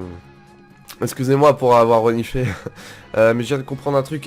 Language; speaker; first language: French; native; French